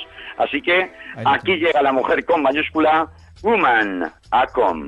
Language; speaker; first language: Spanish; native; Spanish